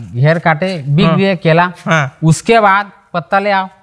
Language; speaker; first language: Hindi; native; Hindi